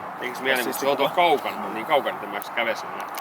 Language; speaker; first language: Finnish; native; Finnish